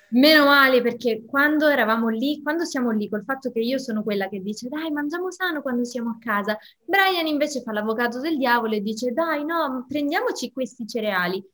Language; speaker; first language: Italian; native; Italian